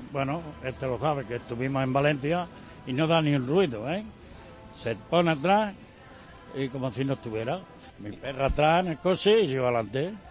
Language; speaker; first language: Spanish; native; Spanish